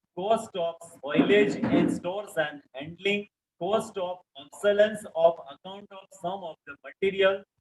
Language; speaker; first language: English; non-native, local second language; Gujarati